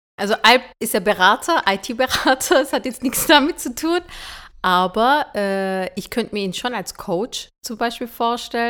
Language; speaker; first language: German; early bilingual, other home language; Turkish